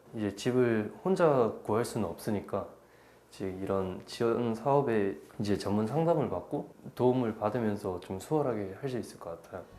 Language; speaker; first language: Korean; native; Korean